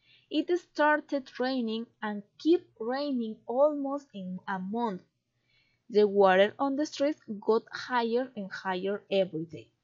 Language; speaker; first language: English; non-native, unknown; Spanish